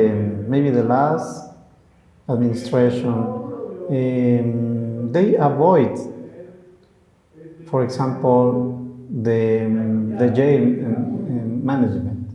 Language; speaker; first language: English; non-native, learner; Spanish